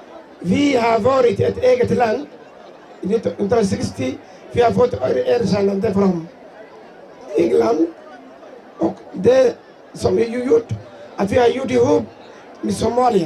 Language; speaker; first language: Swedish; non-native, learner; Somali